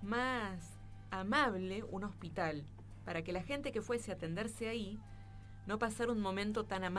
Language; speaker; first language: Spanish; native; Spanish